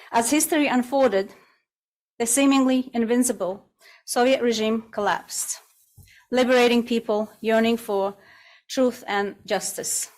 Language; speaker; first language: English; non-native, fluent; Russian